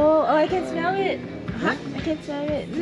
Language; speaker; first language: English; non-native, fluent; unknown